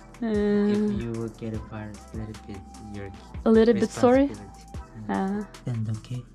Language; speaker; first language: English; non-native, learner; Korean